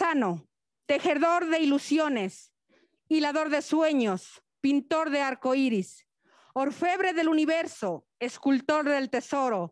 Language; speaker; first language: Spanish; native; Spanish